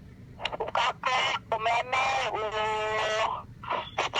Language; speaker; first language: Chinese; non-native, learner; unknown